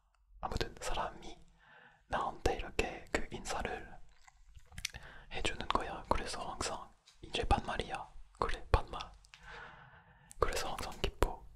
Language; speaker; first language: Korean; non-native, fluent; French